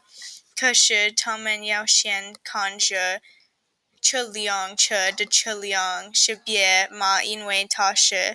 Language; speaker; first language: Chinese; non-native, learner; English